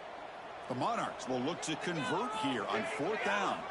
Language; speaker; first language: English; native; English